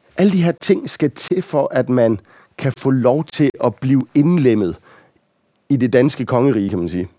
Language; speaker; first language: Danish; native; Danish